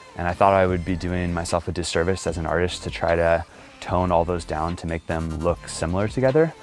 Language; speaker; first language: English; native; English